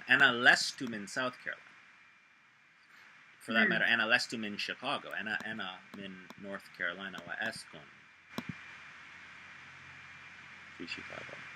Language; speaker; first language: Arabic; non-native, learner; English